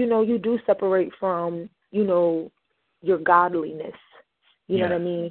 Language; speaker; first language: English; native; English